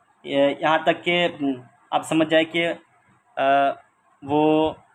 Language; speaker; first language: Urdu; native; Urdu